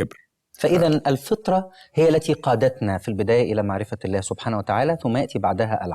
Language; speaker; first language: Arabic; native; Arabic